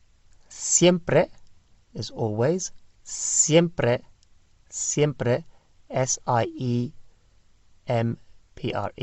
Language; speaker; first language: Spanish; non-native, fluent; English